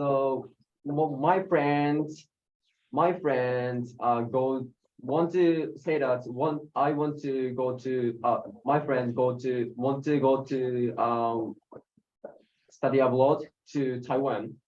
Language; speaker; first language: English; non-native, learner; Japanese